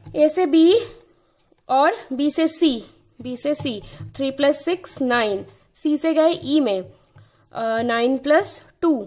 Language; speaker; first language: Hindi; non-native, local second language; Bangla